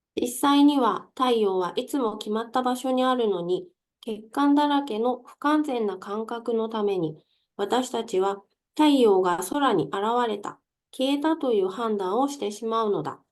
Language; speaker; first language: Japanese; native; Japanese